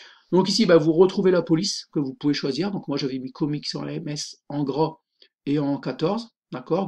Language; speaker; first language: French; native; French